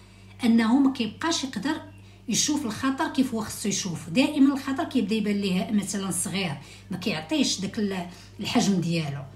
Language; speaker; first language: Arabic; native; Arabic